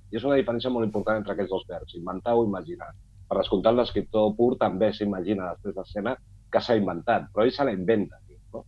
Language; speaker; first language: Catalan; non-native, local second language; Spanish